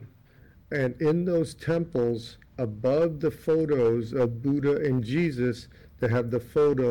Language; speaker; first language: English; native; English